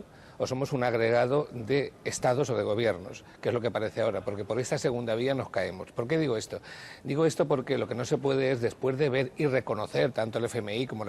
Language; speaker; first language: Spanish; native; Spanish